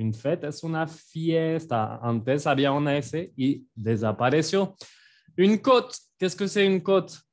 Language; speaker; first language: Spanish; non-native, fluent; French